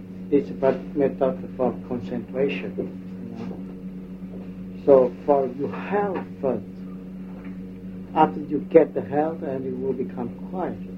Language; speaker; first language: English; non-native, learner; Vietnamese